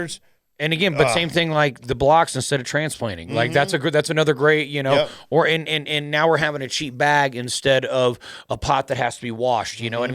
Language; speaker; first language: English; native; English